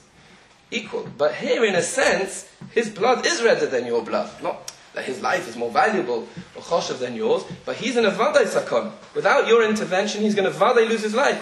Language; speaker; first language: English; native; English